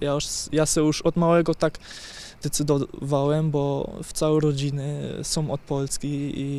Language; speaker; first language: Polish; early bilingual, heritage; German